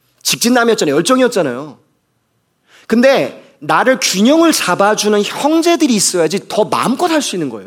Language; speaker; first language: Korean; native; Korean